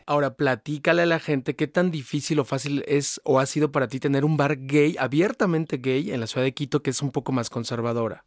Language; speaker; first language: Spanish; native; Spanish